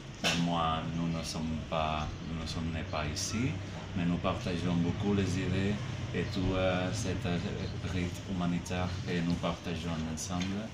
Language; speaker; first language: French; non-native, learner; Spanish